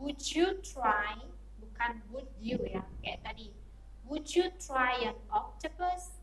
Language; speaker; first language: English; non-native, fluent; Indonesian